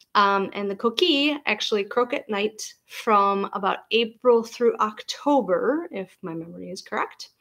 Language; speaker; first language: English; native; English